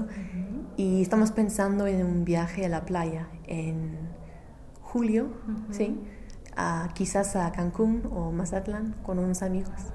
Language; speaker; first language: Spanish; non-native, fluent; English